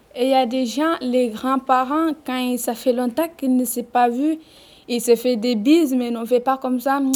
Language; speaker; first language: French; non-native, local second language; Fula